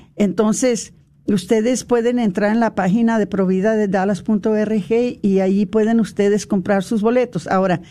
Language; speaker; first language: Spanish; early bilingual, heritage; Spanish